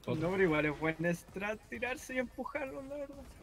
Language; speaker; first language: Spanish; native; Spanish